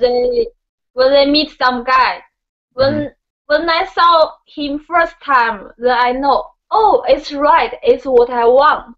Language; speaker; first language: English; non-native, learner; Chinese